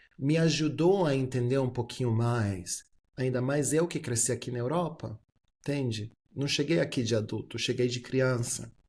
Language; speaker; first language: Portuguese; early bilingual, heritage; Portuguese